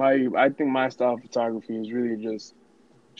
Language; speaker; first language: English; early bilingual, other home language; Spanish